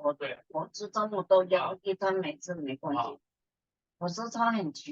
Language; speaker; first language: Chinese; early bilingual, heritage; Chinese